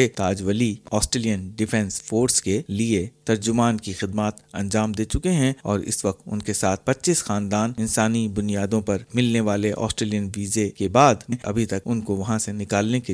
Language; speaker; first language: Urdu; native; Urdu